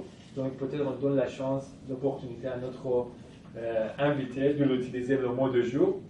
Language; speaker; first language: French; non-native, fluent; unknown